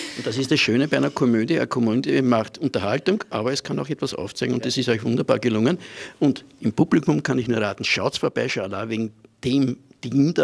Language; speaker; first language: German; native; German